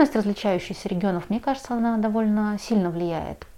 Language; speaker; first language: Russian; native; Russian